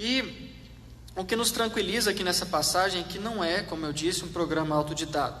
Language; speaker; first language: Portuguese; native; Portuguese